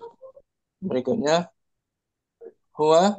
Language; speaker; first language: Indonesian; native; Indonesian